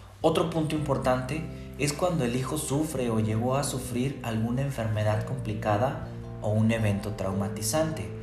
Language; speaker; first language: Spanish; native; Spanish